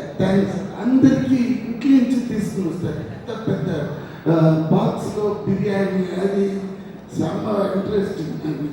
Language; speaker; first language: Telugu; non-native, fluent; Tamil